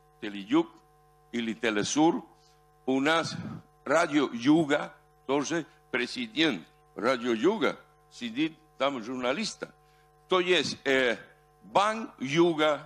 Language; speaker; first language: Russian; non-native, fluent; Spanish